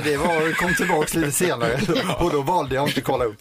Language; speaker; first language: Swedish; native; Swedish